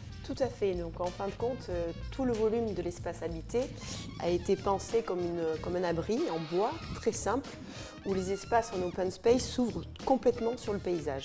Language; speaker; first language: French; native; French